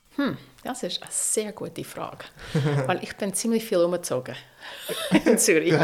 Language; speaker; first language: German; non-native, fluent; English